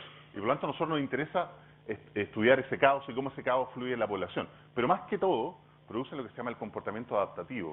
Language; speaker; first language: Spanish; native; Spanish